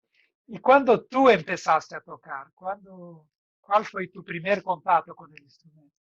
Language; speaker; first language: Spanish; non-native, fluent; Portuguese